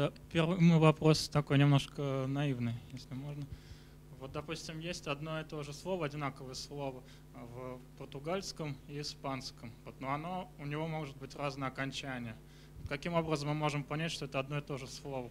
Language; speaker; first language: Russian; native; Russian